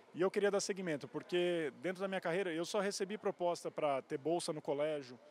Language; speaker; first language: Portuguese; native; Portuguese